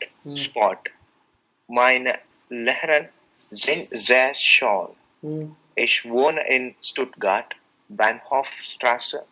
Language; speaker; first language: German; non-native, learner; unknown